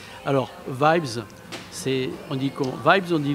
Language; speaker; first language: French; native; French